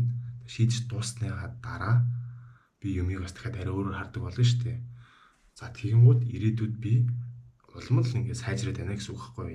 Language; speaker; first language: Mongolian; native; Mongolian